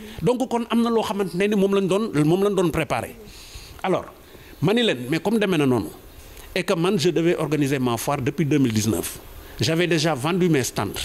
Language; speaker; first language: French; non-native, local second language; Wolof